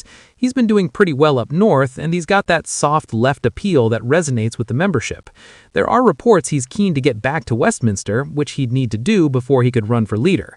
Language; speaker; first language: English; native; English